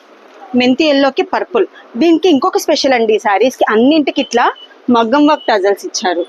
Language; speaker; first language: Telugu; native; Telugu